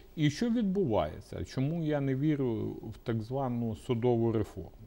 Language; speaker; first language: Ukrainian; native; Ukrainian